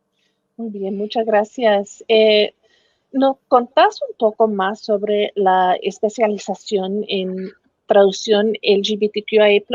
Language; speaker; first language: Spanish; non-native, fluent; English